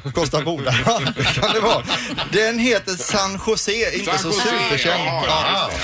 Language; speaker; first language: Swedish; native; Swedish